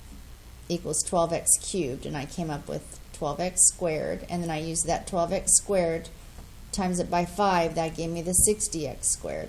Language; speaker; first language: English; native; English